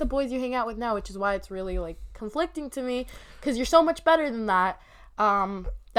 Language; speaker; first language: English; native; English